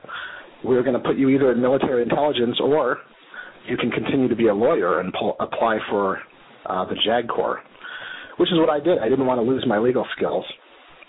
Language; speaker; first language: English; native; English